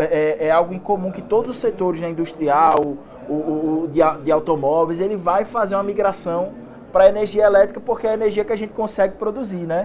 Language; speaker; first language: Portuguese; native; Portuguese